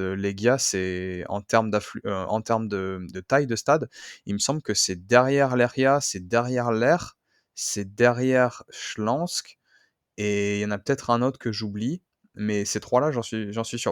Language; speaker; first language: French; native; French